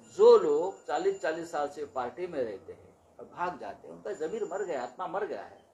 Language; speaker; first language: Hindi; non-native, local second language; Marathi